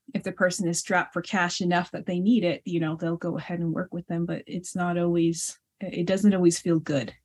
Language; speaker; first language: English; early bilingual, other home language; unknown